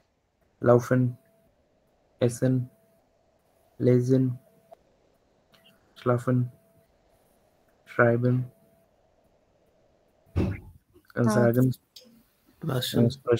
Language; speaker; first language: German; non-native, learner; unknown